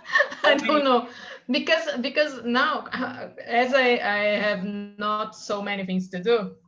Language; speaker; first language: English; non-native, fluent; Portuguese